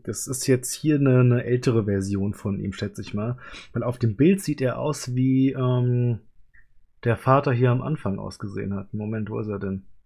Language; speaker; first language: German; native; German